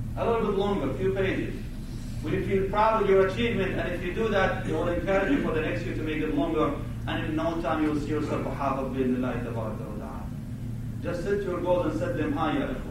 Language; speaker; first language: English; non-native, fluent; Arabic